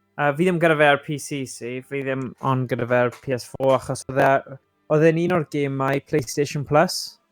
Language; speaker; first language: Welsh; non-native, local second language; English